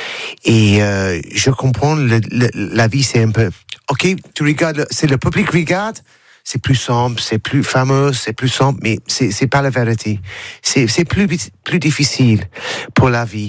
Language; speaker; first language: French; non-native, learner; English